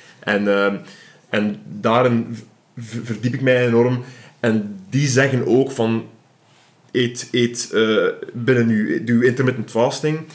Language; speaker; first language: Dutch; native; Dutch